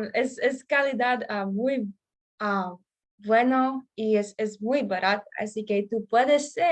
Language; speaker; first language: Spanish; non-native, learner; English